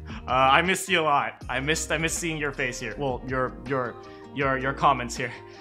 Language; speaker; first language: English; native; English